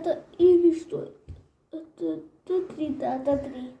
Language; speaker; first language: Russian; non-native, local second language; Armenian